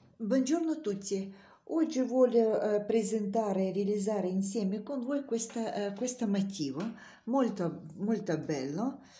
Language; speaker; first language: Italian; non-native, learner; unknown